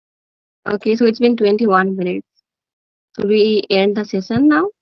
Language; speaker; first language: English; non-native, learner; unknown